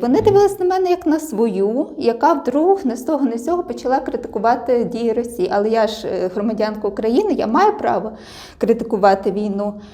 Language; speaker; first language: Ukrainian; non-native, local second language; Russian